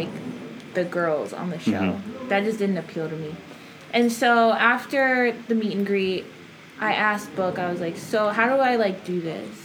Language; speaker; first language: English; early bilingual, other home language; Spanish